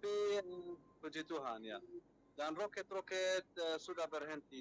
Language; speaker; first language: Indonesian; non-native, fluent; Arabic